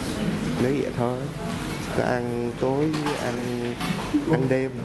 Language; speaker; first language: Vietnamese; non-native, fluent; Japanese